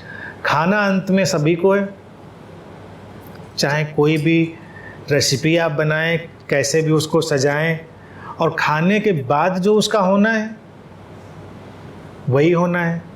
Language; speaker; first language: Hindi; native; Hindi